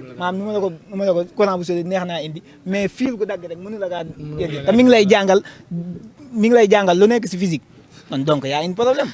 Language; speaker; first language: Wolof; non-native, local second language; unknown